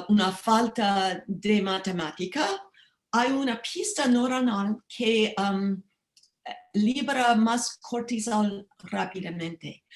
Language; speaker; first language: Spanish; non-native, learner; English